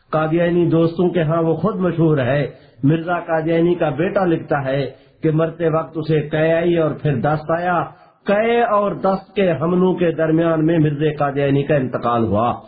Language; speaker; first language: Urdu; non-native, local second language; Punjabi